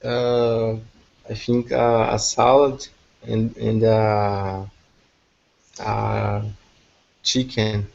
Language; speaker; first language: English; non-native, learner; Portuguese